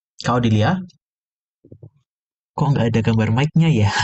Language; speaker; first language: Indonesian; native; Indonesian